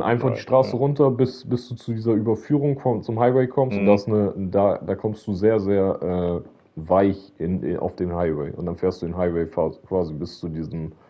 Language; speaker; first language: German; native; German